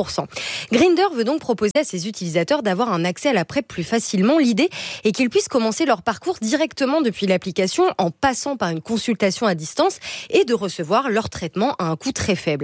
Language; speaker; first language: French; native; French